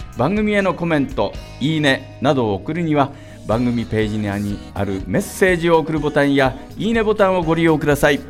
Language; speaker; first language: Japanese; native; Japanese